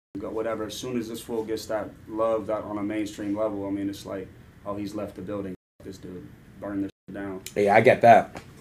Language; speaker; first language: English; native; English